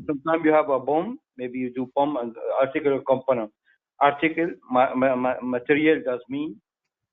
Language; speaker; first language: English; non-native, fluent; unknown